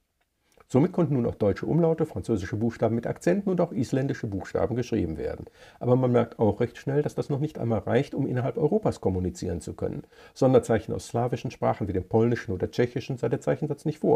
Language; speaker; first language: German; native; German